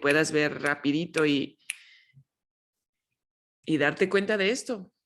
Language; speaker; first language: Spanish; native; Spanish